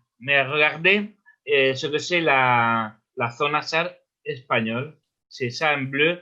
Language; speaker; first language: French; non-native, learner; Spanish